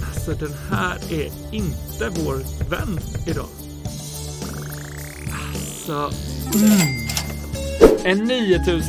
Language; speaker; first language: Swedish; native; Swedish